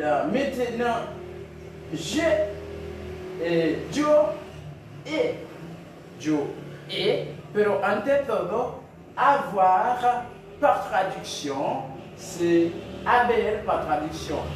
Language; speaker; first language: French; non-native, local second language; Haitian Creole